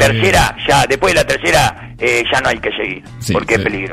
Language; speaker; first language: Spanish; native; Spanish